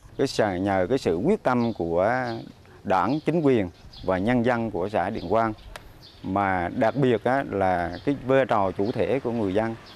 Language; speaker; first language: Vietnamese; native; Vietnamese